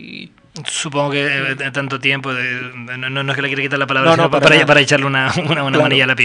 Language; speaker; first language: Spanish; native; Spanish